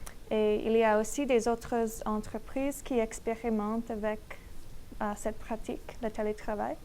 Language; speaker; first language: French; non-native, learner; English